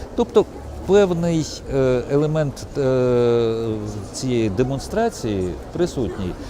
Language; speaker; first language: Ukrainian; non-native, local second language; Russian